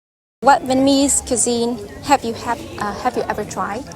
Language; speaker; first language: English; non-native, learner; Vietnamese